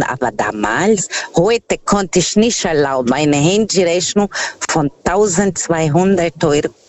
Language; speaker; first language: German; non-native, fluent; Portuguese